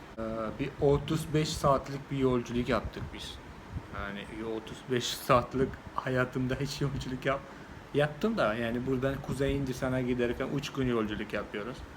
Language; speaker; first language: Turkish; non-native, fluent; Malayalam